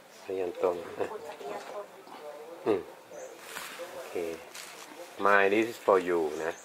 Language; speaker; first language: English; non-native, learner; Thai